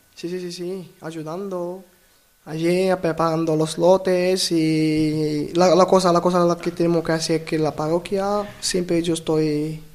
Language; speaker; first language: Spanish; non-native, learner; Arabic